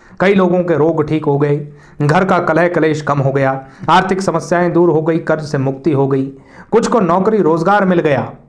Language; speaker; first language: Hindi; native; Hindi